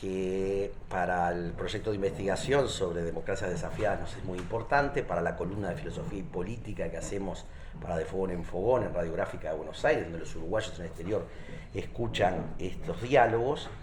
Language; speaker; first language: Spanish; native; Spanish